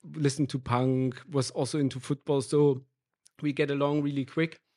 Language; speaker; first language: English; non-native, fluent; German